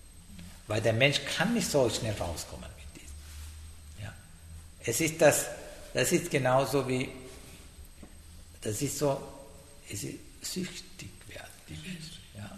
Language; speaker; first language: German; non-native, fluent; Sinhala